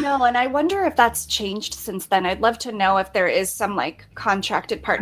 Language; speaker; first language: English; native; English